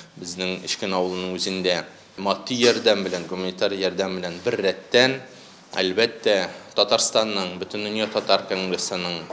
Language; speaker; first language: Tatar; native; Tatar